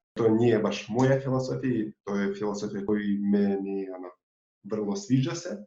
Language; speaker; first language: Bosnian; non-native, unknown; Tatar